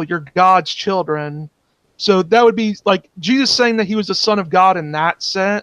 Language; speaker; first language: English; native; English